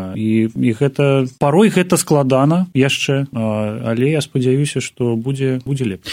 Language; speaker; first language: Belarusian; non-native, local second language; Russian